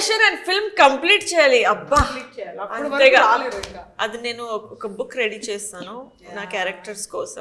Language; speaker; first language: Telugu; non-native, fluent; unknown